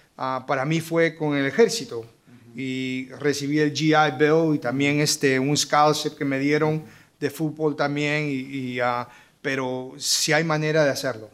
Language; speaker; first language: Spanish; early bilingual, heritage; Spanish